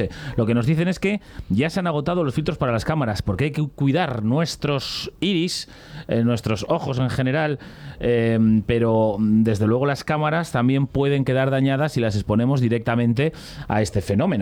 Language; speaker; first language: Spanish; native; Spanish